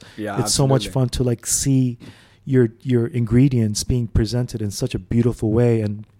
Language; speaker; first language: English; early bilingual, other home language; Arabic